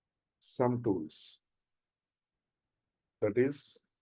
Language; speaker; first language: English; non-native, local second language; Telugu